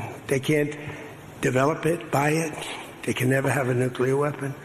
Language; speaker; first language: English; native; English